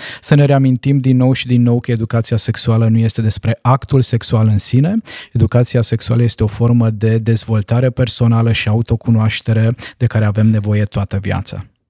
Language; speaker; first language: Romanian; non-native, local second language; Hungarian